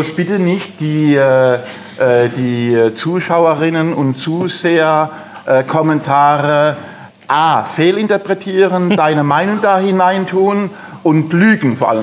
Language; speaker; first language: German; native; German